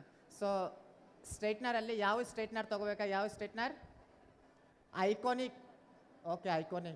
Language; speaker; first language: Kannada; non-native, learner; Bangla